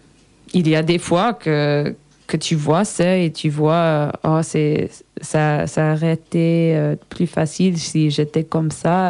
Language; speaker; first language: French; non-native, learner; English